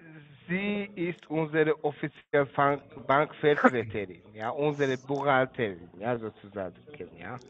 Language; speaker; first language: German; non-native, learner; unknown